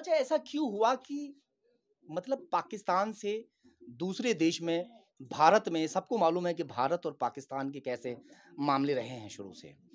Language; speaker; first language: Hindi; native; Hindi